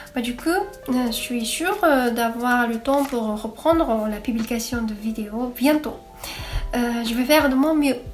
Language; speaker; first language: French; non-native, fluent; Japanese